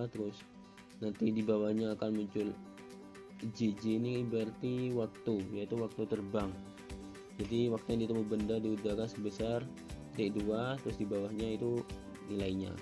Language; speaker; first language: Indonesian; native; Indonesian